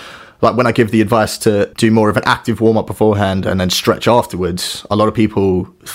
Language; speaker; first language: English; native; English